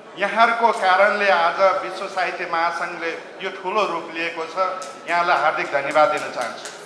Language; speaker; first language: Nepali; native; Nepali